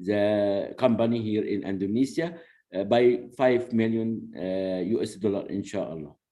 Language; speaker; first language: English; non-native, learner; Arabic